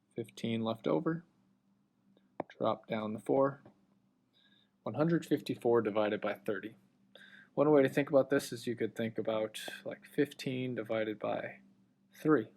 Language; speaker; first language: English; native; English